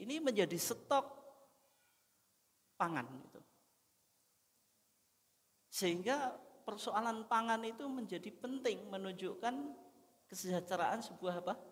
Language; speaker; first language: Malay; non-native, local second language; Javanese